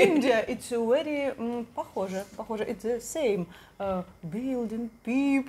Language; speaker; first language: English; non-native, learner; Russian